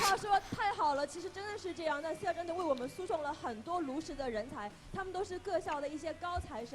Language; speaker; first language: Chinese; native; Chinese